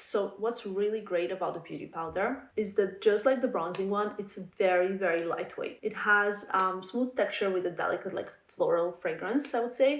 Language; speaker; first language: English; non-native, fluent; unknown